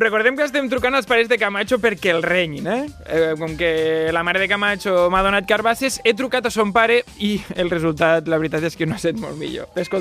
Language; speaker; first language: Catalan; native; Catalan